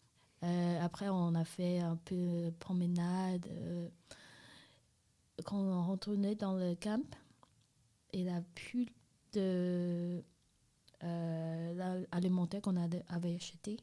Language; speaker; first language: French; non-native, learner; Chinese